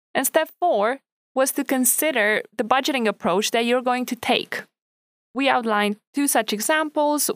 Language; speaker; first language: English; non-native, fluent; Romanian